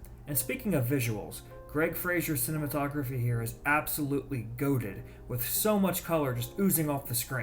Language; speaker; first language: English; native; English